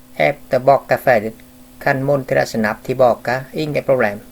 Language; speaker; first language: Swedish; non-native, learner; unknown